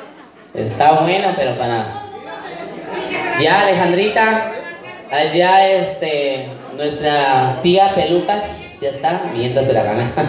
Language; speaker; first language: Spanish; native; Spanish